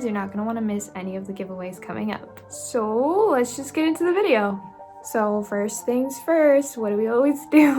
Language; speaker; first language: English; native; English